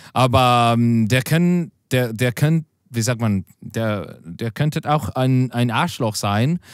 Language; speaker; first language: German; non-native, learner; Spanish